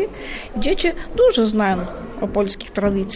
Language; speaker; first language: Polish; non-native, learner; Russian